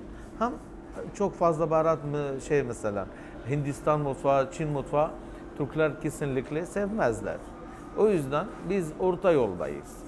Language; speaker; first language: Turkish; non-native, fluent; Arabic